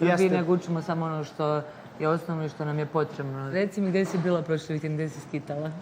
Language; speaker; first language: Bosnian; native; Bosnian